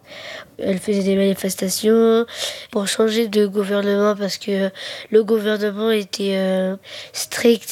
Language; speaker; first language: French; early bilingual, other home language; Arabic